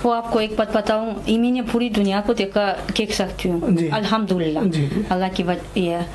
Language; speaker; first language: Hindi; non-native, fluent; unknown